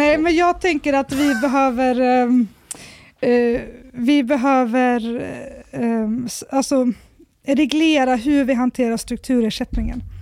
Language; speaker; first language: Swedish; native; Swedish